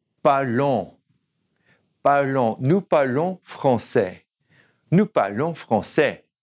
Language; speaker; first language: French; non-native, fluent; English